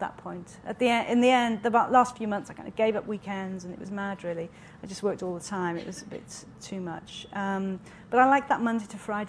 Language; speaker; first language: English; native; English